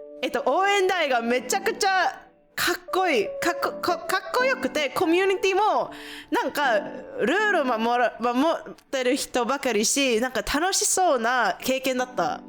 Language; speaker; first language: Japanese; non-native, fluent; Indonesian